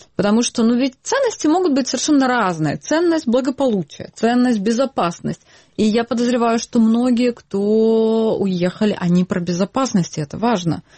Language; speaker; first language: Russian; non-native, local second language; Ukrainian